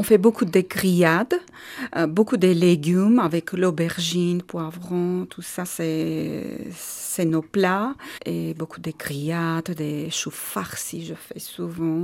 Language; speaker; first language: French; non-native, learner; Armenian